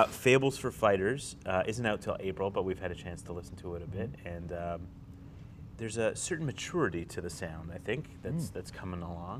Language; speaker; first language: English; native; English